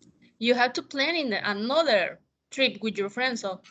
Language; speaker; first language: English; non-native, fluent; Spanish